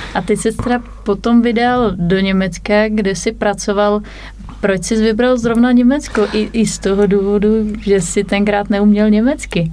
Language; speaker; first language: Czech; native; Czech